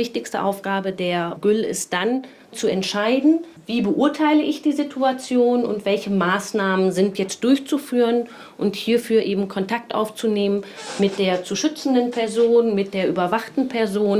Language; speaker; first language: German; native; German